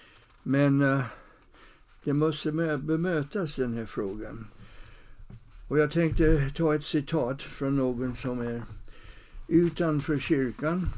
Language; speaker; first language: Swedish; non-native, fluent; English